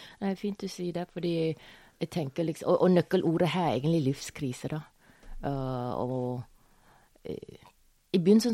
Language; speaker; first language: Norwegian; non-native, fluent; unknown